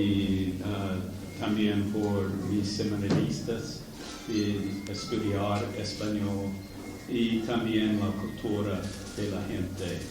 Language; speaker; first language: Spanish; non-native, learner; English